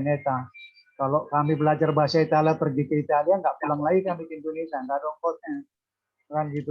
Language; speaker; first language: Indonesian; native; Indonesian